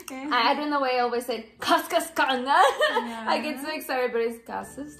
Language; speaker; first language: English; non-native, fluent; Spanish